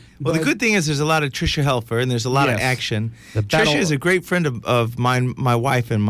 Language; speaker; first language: English; native; English